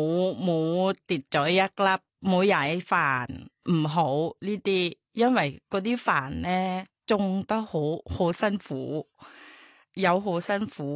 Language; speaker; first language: Cantonese; non-native, fluent; Thai